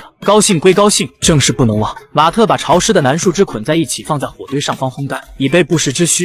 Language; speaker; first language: Chinese; native; Chinese